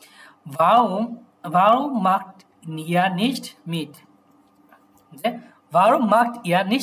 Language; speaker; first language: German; non-native, learner; Bangla